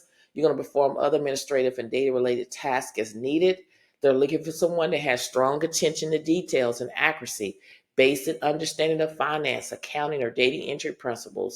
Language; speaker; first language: English; native; English